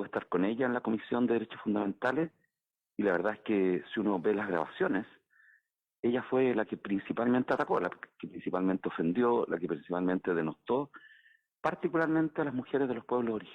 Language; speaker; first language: Spanish; native; Spanish